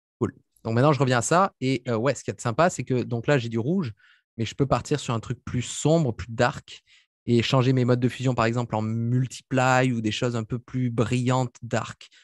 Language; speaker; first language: French; native; French